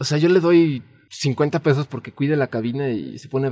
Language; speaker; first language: Spanish; native; Spanish